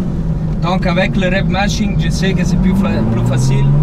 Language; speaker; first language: French; non-native, learner; Italian